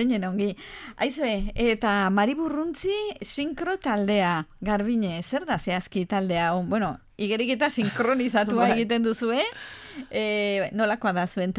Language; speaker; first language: Basque; native; Basque